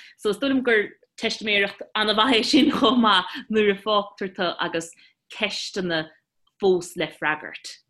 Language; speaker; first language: Irish; non-native, local second language; English